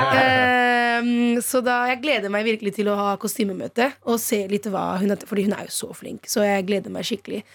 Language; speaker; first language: Norwegian; non-native, fluent; Italian